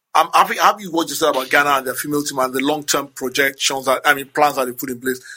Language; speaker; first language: English; non-native, local second language; Yoruba